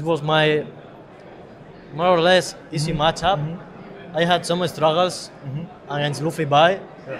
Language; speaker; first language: English; non-native, learner; Catalan